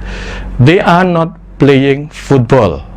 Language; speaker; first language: English; non-native, fluent; Indonesian